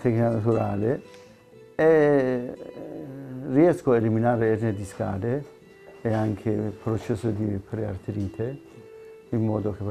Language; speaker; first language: Italian; non-native, fluent; Persian